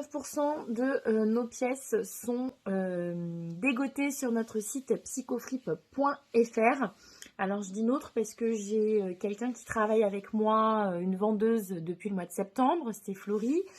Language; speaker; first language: French; native; French